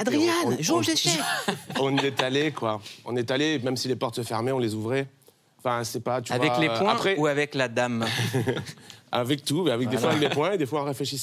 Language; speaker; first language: French; native; French